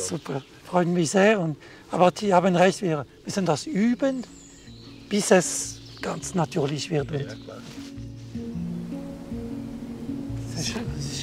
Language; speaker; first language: German; non-native, local second language; French